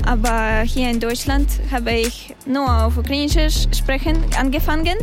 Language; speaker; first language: German; non-native, learner; Russian